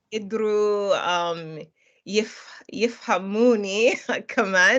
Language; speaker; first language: Arabic; non-native, learner; English